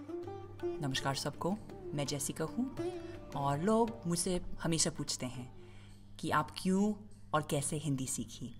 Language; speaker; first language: Hindi; non-native, fluent; English